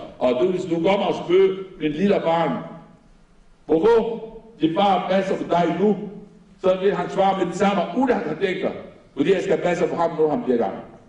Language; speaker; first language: Danish; non-native, fluent; Arabic